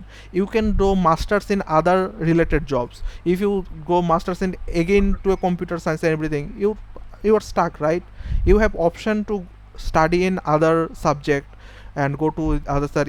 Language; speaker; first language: English; non-native, fluent; Bangla